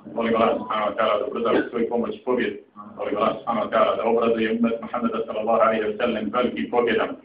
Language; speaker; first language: Bosnian; native; Bosnian